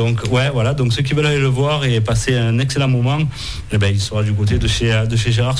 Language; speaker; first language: French; native; French